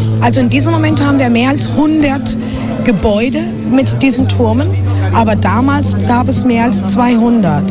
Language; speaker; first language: German; non-native, fluent; Spanish